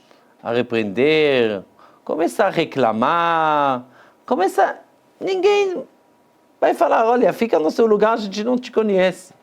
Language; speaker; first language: Portuguese; non-native, fluent; Hebrew